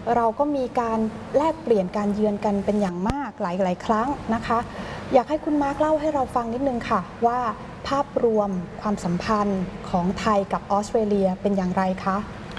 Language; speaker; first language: Thai; native; Thai